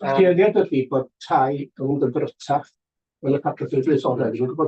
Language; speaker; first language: Welsh; native; Welsh